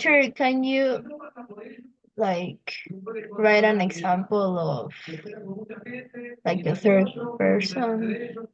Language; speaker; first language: English; non-native, learner; Spanish